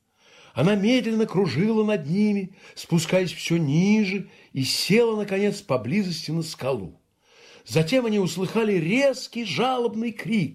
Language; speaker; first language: Russian; native; Russian